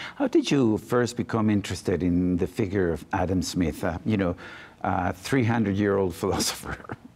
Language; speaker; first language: English; non-native, fluent; Spanish